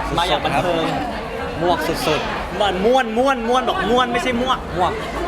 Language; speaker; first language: Thai; native; Thai